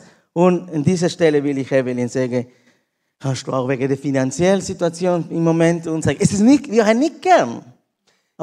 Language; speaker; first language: German; non-native, learner; Spanish